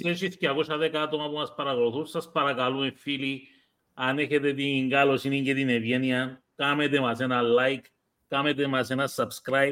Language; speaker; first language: Greek; native; Greek